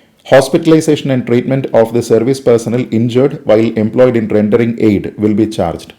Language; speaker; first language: English; non-native, local second language; Malayalam